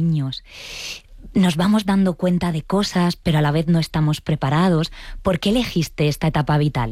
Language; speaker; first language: Spanish; native; Spanish